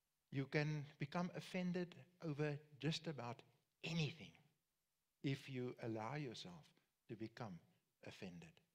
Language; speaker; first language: English; non-native, local second language; Afrikaans